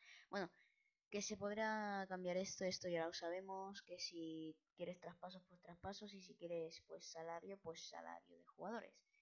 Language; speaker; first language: Spanish; native; Spanish